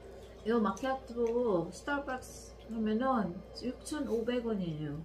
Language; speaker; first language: Korean; non-native, learner; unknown